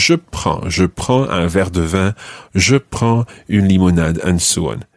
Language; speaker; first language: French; non-native, fluent; English